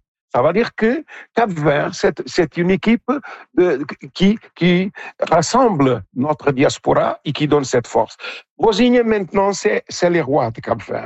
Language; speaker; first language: French; non-native, fluent; Portuguese